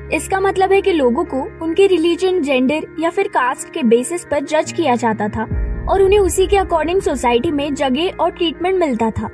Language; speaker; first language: Hindi; native; Hindi